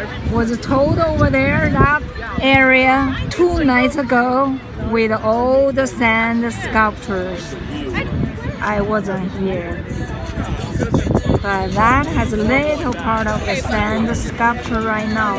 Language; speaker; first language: English; non-native, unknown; Chinese